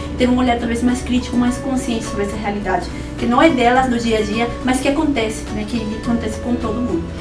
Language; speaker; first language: Portuguese; non-native, fluent; Spanish